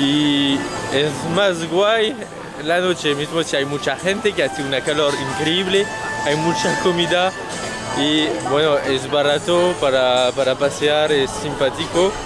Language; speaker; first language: Spanish; non-native, fluent; French